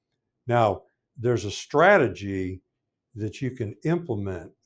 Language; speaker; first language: English; native; English